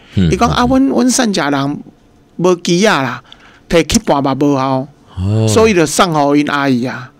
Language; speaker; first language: Chinese; native; Chinese